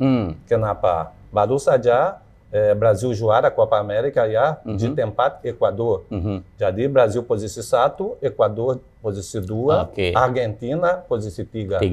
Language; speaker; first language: Indonesian; non-native, fluent; Portuguese